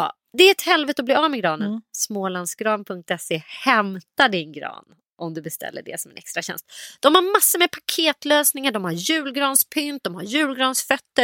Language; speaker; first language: Swedish; native; Swedish